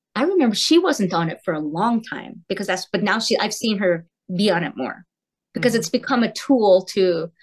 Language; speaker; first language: English; early bilingual, heritage; Korean